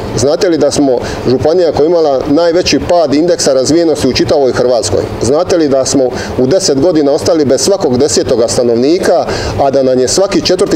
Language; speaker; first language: Serbian; native; Serbian